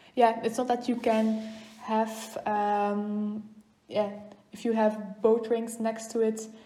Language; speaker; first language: English; non-native, fluent; Dutch